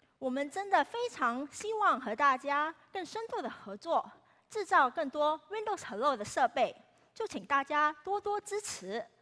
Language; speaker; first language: Chinese; native; Chinese